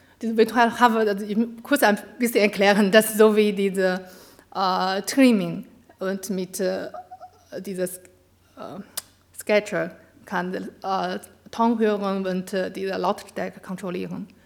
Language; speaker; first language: German; non-native, learner; Chinese